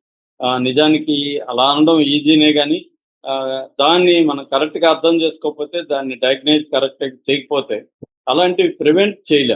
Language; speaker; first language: Telugu; native; Telugu